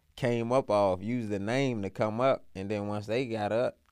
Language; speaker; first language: English; native; English